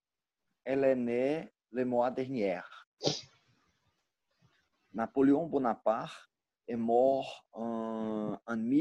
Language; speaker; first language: French; non-native, learner; Portuguese